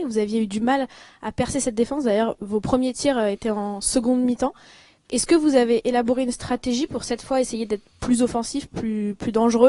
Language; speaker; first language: French; native; French